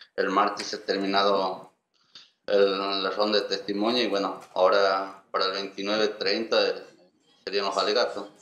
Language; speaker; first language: Spanish; native; Spanish